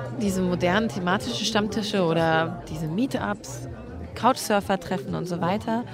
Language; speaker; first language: German; native; German